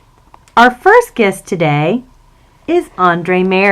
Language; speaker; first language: English; native; English